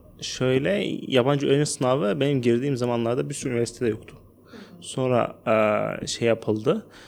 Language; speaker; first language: Turkish; non-native, fluent; Arabic